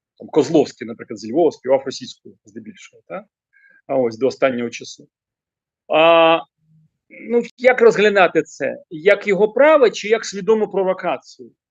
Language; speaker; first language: Ukrainian; non-native, local second language; Russian